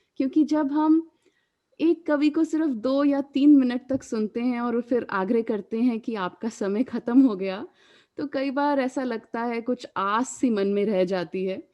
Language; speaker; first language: Hindi; native; Hindi